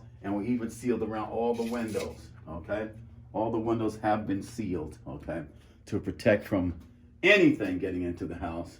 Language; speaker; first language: English; native; English